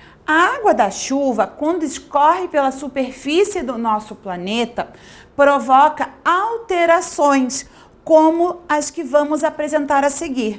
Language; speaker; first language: Portuguese; native; Portuguese